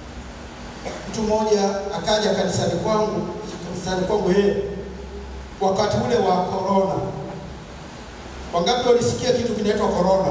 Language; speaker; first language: Swahili; native; Swahili